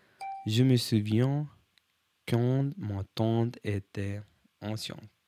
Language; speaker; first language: French; non-native, learner; English